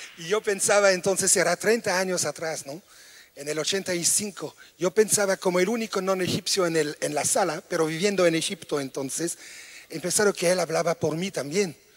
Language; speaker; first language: Spanish; non-native, fluent; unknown